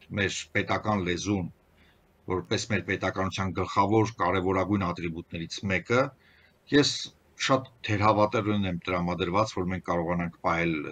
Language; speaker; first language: Armenian; native; Armenian